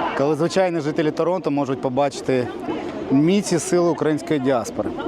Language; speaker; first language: Ukrainian; native; Ukrainian